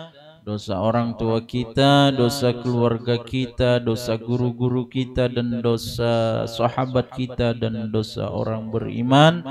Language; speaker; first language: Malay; non-native, local second language; Banjar